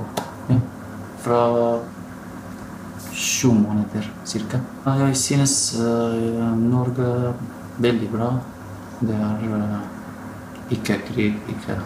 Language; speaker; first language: Norwegian; non-native, learner; Kurdish